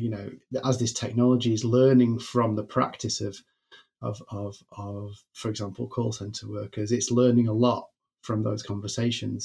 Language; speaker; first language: English; native; English